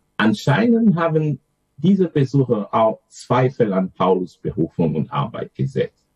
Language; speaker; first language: German; non-native, fluent; French